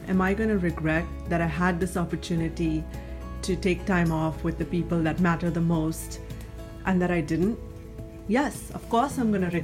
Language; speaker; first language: English; non-native, local second language; Hindi